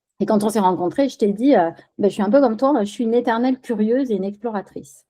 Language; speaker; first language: French; early bilingual, other home language; Spanish